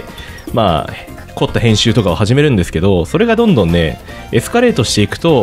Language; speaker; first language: Japanese; native; Japanese